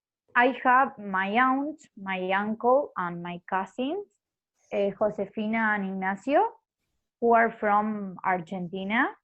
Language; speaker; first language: English; non-native, fluent; Spanish